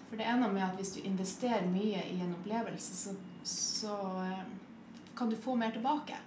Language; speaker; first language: Norwegian; native; Norwegian